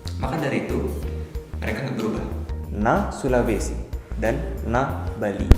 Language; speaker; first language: Indonesian; native; Indonesian